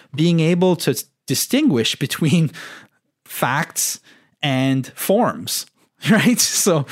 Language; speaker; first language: English; non-native, fluent; French